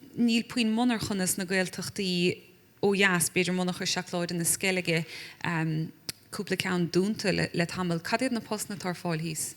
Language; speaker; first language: Irish; native; Irish